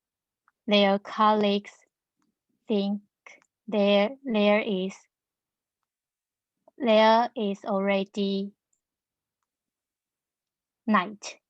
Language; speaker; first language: English; non-native, learner; Chinese